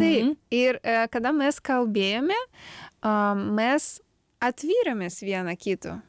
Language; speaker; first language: Lithuanian; non-native, learner; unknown